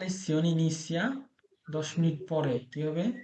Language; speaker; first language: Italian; non-native, learner; Bangla